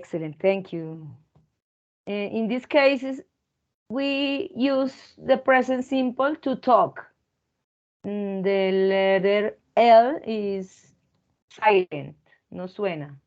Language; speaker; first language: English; non-native, fluent; Spanish